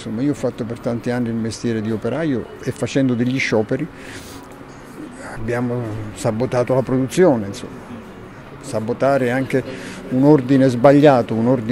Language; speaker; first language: Italian; native; Italian